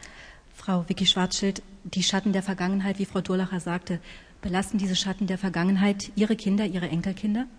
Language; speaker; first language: German; native; German